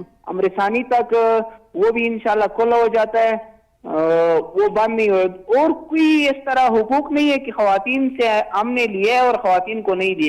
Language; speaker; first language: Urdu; non-native, learner; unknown